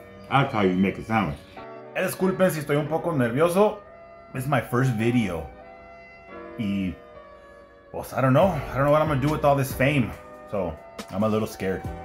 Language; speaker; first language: English; early bilingual, other home language; Spanish